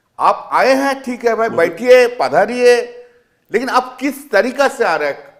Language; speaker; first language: Hindi; non-native, local second language; Bangla